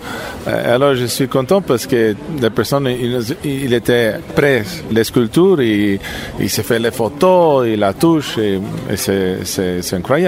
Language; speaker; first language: French; non-native, learner; Italian